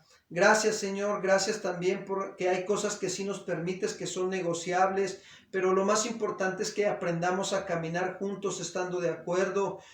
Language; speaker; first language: Spanish; native; Spanish